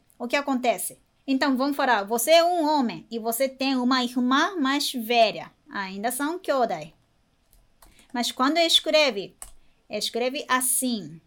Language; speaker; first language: Portuguese; non-native, fluent; Japanese